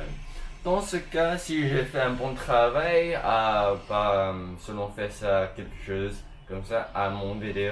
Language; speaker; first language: French; non-native, learner; Chinese